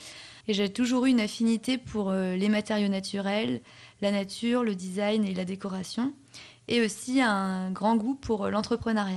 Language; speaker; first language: French; native; French